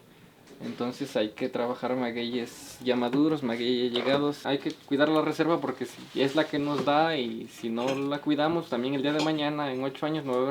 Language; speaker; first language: Spanish; native; Spanish